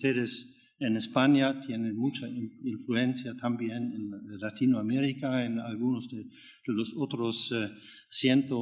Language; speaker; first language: Spanish; non-native, fluent; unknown